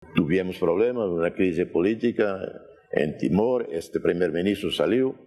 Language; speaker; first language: Spanish; non-native, fluent; Portuguese